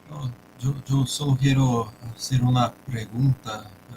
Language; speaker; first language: Spanish; non-native, fluent; Portuguese